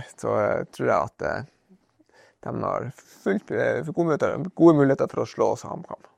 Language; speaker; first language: Norwegian; native; Norwegian